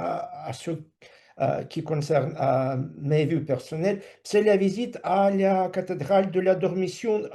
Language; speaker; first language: French; non-native, fluent; Russian